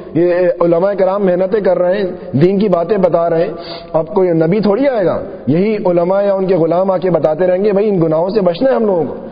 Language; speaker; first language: Urdu; non-native, local second language; Sindhi